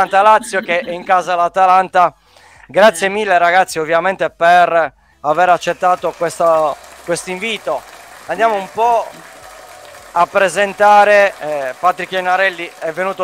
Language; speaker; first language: Italian; native; Italian